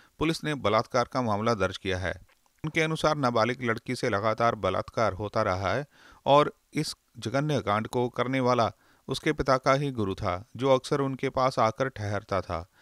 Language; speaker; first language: Hindi; non-native, local second language; Punjabi